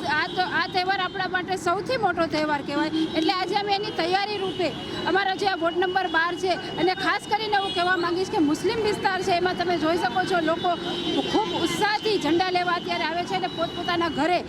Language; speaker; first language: Gujarati; native; Gujarati